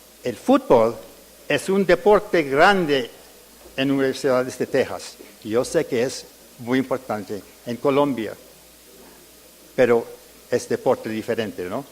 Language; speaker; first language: Spanish; early bilingual, heritage; English